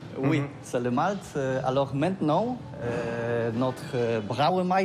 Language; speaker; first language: French; non-native, learner; Polish